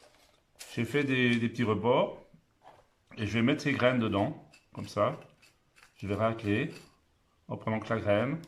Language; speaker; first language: French; native; French